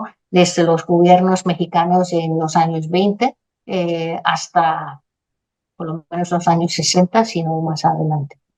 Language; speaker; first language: Spanish; non-native, fluent; Danish